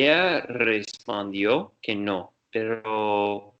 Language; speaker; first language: Spanish; non-native, learner; English